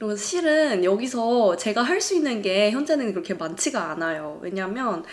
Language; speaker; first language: Korean; native; Korean